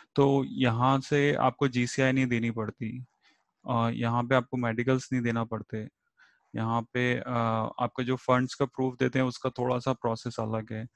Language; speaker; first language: Hindi; native; Hindi